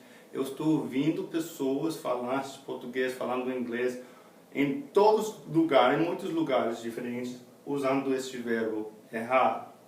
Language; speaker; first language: Portuguese; non-native, fluent; English